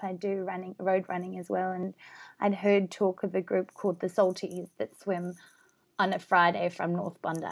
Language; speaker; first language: English; native; English